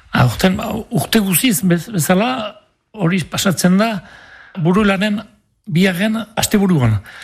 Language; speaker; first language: Basque; native; Basque